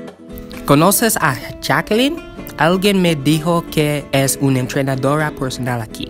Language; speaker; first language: Spanish; non-native, learner; English